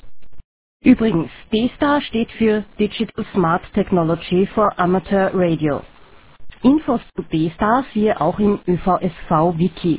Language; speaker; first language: German; native; German